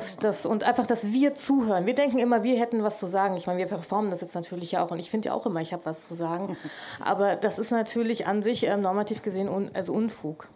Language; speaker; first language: German; native; German